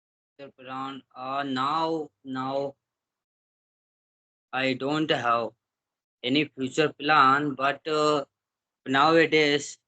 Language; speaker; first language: English; non-native, learner; Hindi